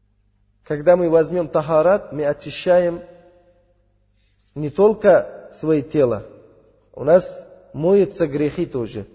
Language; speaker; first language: Russian; non-native, learner; Uzbek